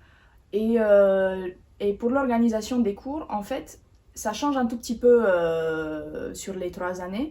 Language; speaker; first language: French; native; French